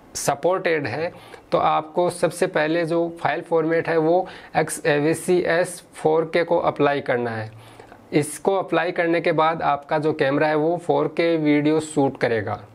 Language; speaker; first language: Hindi; native; Hindi